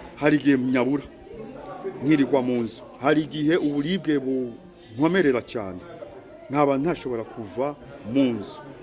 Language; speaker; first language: Kinyarwanda; early bilingual, heritage; Kinyarwanda